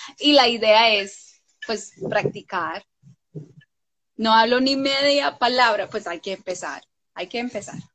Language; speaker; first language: Spanish; non-native, fluent; English